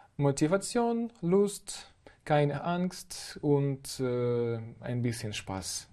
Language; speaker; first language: German; non-native, fluent; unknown